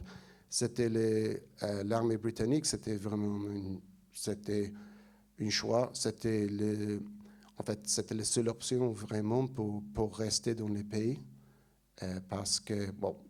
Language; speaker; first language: French; non-native, fluent; English